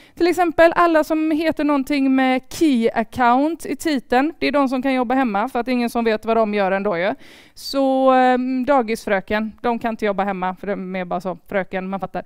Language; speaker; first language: Swedish; native; Swedish